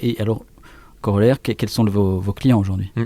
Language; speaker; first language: French; native; French